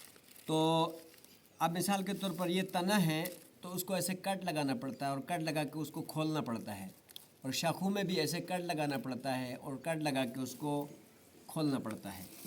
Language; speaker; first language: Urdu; non-native, local second language; Shina